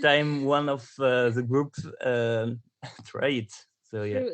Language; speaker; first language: English; non-native, learner; French